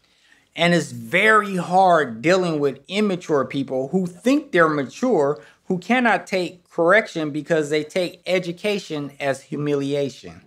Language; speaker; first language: English; native; English